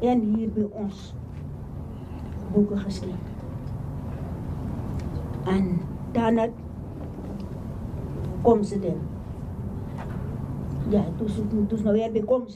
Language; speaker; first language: Dutch; non-native, local second language; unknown